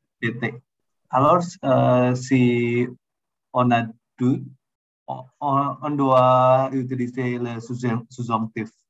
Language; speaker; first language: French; non-native, learner; Indonesian